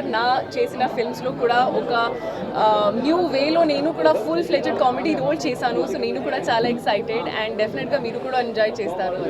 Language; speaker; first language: Telugu; non-native, learner; Hindi